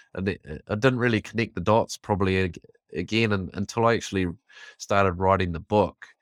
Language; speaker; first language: English; native; English